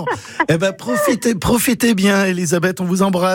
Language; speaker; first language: French; native; French